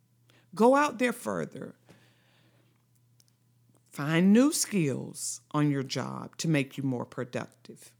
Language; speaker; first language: English; native; English